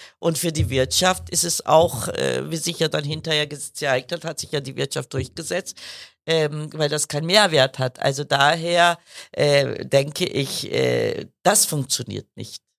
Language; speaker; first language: German; early bilingual, other home language; Kurdish